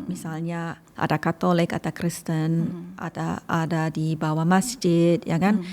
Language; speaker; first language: Indonesian; non-native, fluent; German